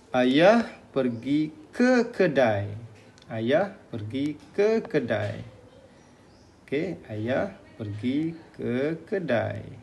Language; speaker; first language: Malay; native; Malay